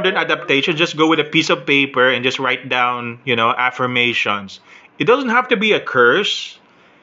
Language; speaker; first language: English; non-native, local second language; Filipino